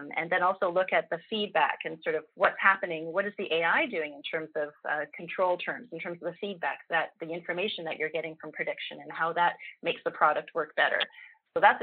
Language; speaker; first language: English; native; English